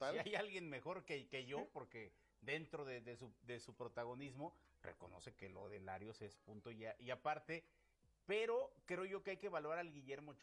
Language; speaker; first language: Spanish; native; Spanish